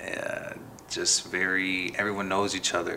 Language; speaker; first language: English; native; English